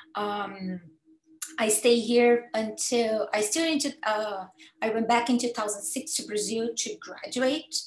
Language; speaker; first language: English; non-native, fluent; Portuguese